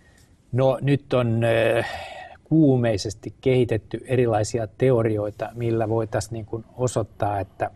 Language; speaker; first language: Finnish; native; Finnish